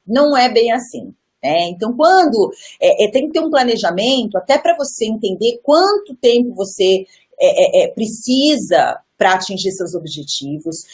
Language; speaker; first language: Portuguese; native; Portuguese